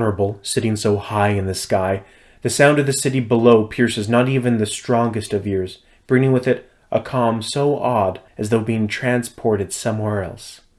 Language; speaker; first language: English; native; English